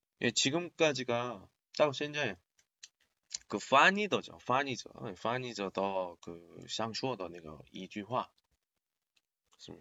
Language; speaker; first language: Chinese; non-native, learner; Korean